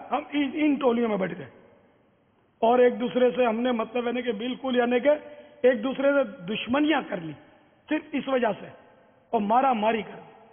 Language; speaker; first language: Urdu; non-native, local second language; Memoni